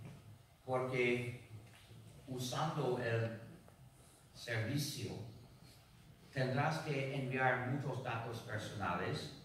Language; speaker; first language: Spanish; non-native, fluent; English